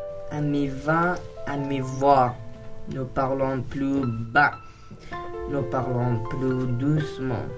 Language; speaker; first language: French; non-native, learner; Persian